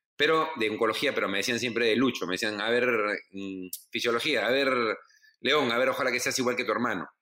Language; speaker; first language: Spanish; native; Spanish